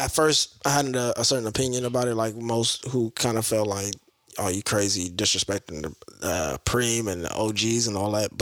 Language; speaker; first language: English; native; English